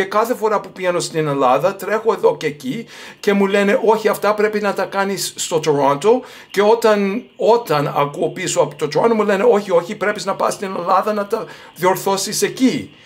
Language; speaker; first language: Greek; early bilingual, heritage; Greek